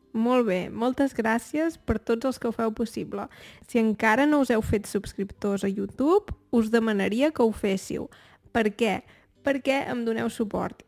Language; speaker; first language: Catalan; native; Catalan